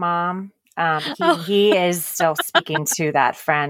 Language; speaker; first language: English; native; English